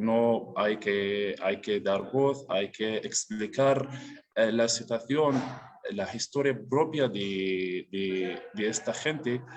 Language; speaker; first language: Spanish; non-native, learner; Arabic